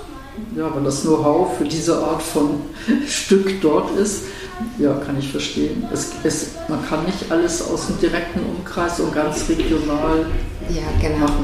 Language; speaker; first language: German; native; German